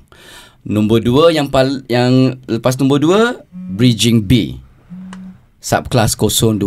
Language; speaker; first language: Malay; native; Malay